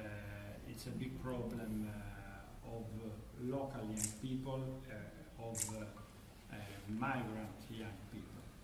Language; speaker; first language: English; non-native, learner; Italian